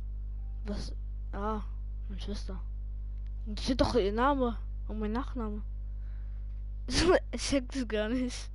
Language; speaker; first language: German; native; German